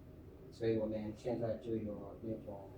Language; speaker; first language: Chinese; non-native, fluent; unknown